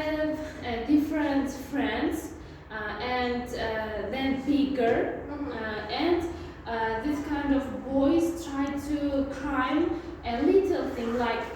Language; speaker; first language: English; non-native, learner; Uzbek